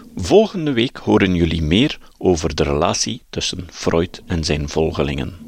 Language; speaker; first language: Dutch; native; Dutch